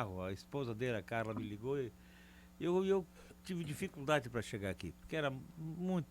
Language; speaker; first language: Portuguese; native; Portuguese